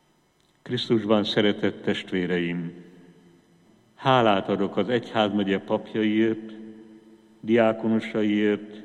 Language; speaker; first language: Hungarian; native; Hungarian